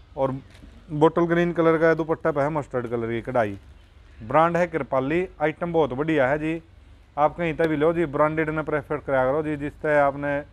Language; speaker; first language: Hindi; native; Hindi